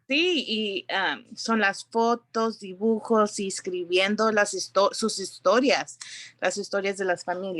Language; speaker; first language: Spanish; early bilingual, heritage; Spanish